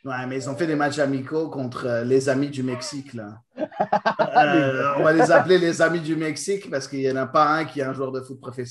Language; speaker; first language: French; native; French